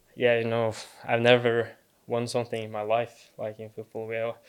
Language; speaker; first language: English; non-native, fluent; Norwegian